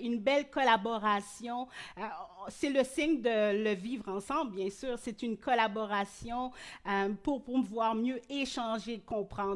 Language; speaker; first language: French; native; French